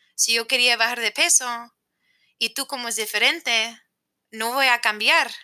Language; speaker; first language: Spanish; non-native, fluent; English